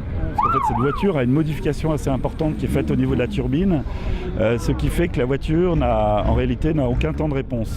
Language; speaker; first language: French; native; French